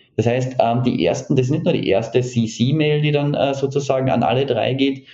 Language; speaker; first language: German; native; German